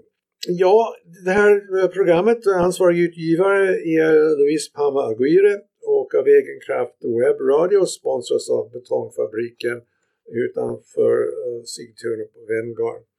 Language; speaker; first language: Swedish; non-native, fluent; English